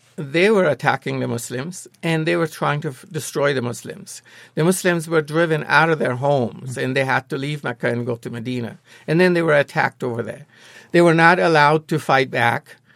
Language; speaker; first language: English; non-native, fluent; Persian